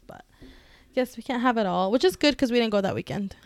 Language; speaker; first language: English; early bilingual, other home language; Spanish